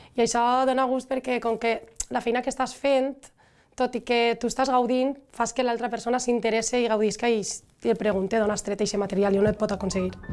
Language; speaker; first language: Catalan; early bilingual, other home language; Arabic